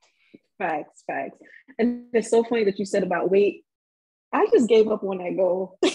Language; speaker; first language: English; native; English